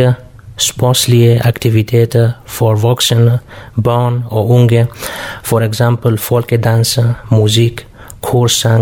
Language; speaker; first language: Danish; non-native, learner; Kurdish